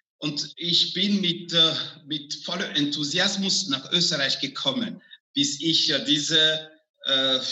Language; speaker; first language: German; non-native, fluent; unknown